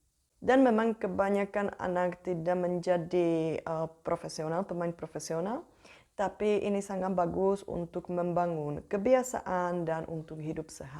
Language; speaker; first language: Indonesian; non-native, fluent; Czech